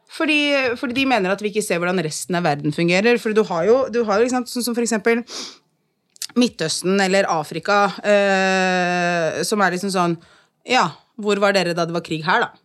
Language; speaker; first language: Norwegian; early bilingual, other home language; Arabic